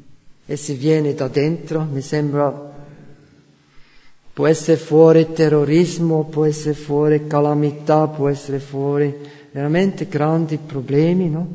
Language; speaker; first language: Italian; non-native, fluent; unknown